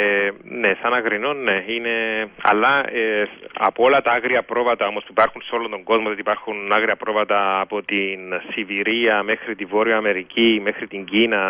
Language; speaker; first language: Greek; native; Greek